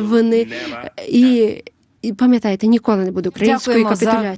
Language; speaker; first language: Ukrainian; non-native, learner; Lithuanian